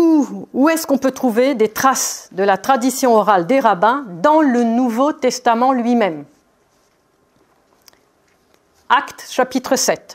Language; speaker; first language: French; native; French